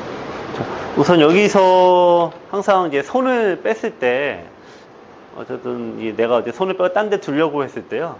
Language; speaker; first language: Korean; native; Korean